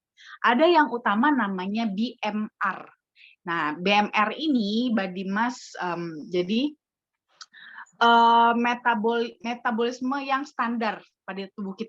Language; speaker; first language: Indonesian; native; Indonesian